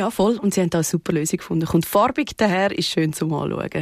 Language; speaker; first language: German; native; German